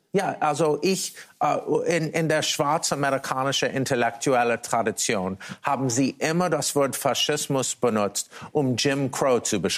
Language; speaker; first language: German; non-native, fluent; English